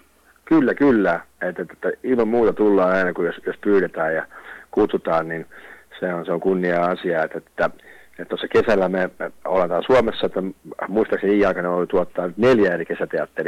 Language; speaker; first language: Finnish; native; Finnish